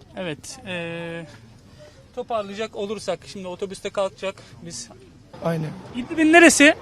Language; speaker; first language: Turkish; native; Turkish